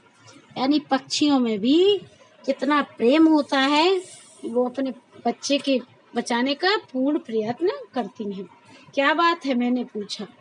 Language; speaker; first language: Hindi; native; Hindi